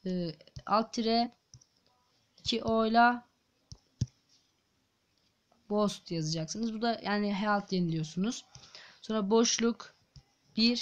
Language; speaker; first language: Turkish; native; Turkish